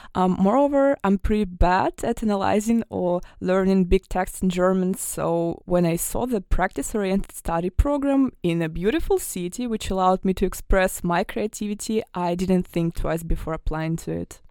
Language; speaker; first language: English; non-native, fluent; Russian